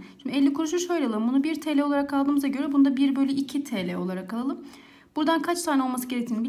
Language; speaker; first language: Turkish; native; Turkish